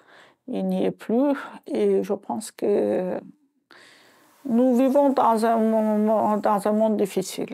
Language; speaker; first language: French; non-native, fluent; Azerbaijani